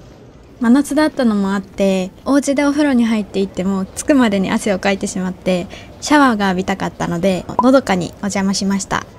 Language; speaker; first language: Japanese; native; Japanese